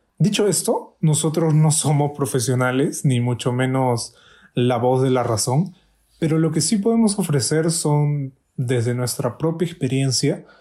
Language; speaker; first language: Spanish; native; Spanish